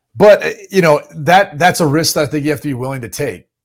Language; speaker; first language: English; native; English